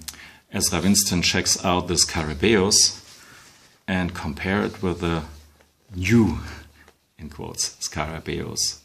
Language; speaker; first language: English; non-native, fluent; German